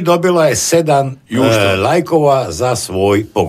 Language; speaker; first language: Croatian; native; Croatian